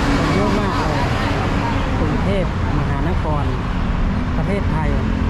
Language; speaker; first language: Thai; non-native, fluent; Lao